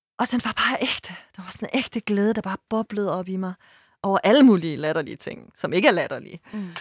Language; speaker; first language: Danish; early bilingual, other home language; Persian